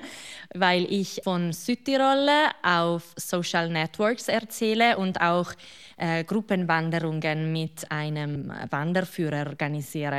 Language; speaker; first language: German; non-native, local second language; Italian